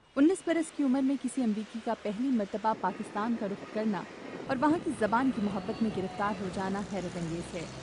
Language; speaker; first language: Urdu; native; Urdu